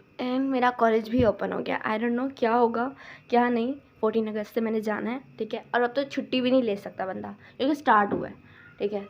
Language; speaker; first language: Urdu; non-native, local second language; Punjabi